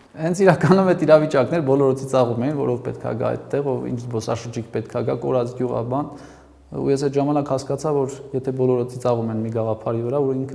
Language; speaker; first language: Armenian; native; Armenian